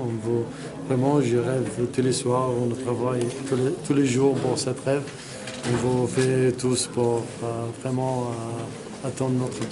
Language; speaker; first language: French; non-native, fluent; Arabic